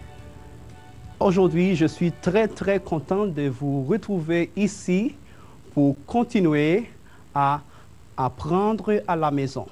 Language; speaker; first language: French; non-native, fluent; Spanish